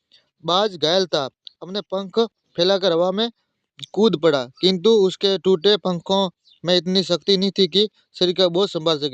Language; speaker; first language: Hindi; native; Hindi